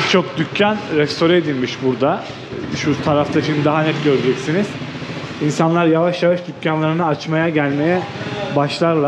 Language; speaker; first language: Turkish; native; Turkish